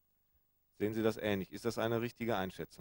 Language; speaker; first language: German; native; German